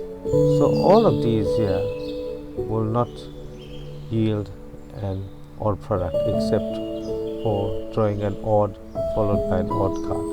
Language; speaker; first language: English; native; English